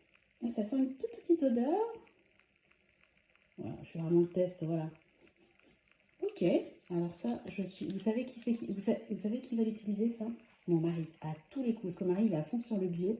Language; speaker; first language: French; native; French